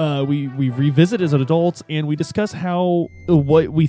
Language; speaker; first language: English; native; English